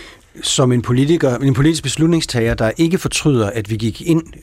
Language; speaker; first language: Danish; native; Danish